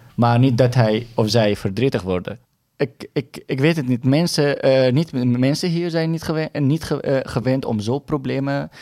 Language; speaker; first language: Dutch; non-native, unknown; Arabic